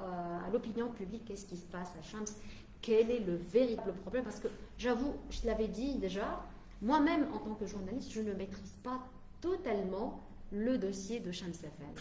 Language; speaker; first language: French; non-native, local second language; Arabic